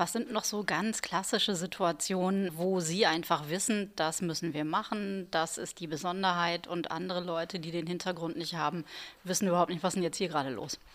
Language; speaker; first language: German; native; German